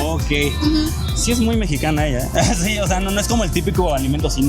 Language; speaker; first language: Spanish; native; Spanish